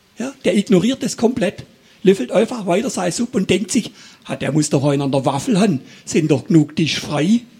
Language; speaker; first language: German; native; German